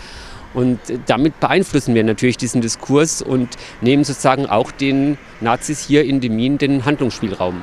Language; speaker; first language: German; native; German